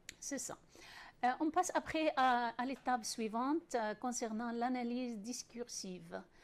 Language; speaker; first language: French; non-native, fluent; Arabic